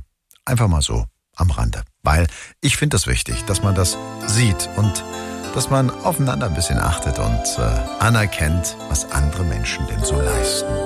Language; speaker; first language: German; native; German